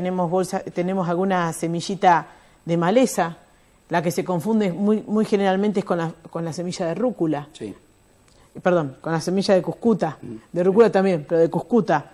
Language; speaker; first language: Spanish; native; Spanish